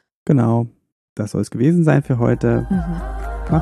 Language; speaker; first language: German; native; German